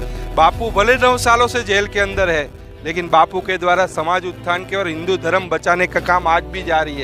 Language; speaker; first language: Hindi; native; Hindi